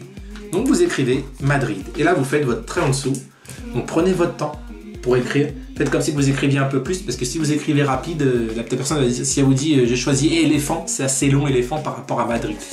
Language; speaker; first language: French; native; French